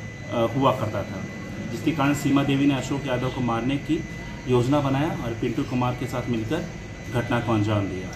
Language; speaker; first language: Hindi; native; Hindi